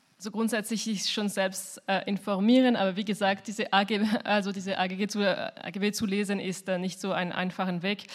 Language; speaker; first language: German; non-native, fluent; French